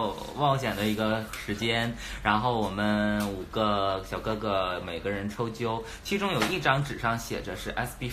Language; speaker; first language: Chinese; native; Chinese